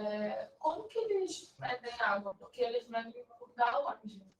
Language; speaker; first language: Portuguese; non-native, local second language; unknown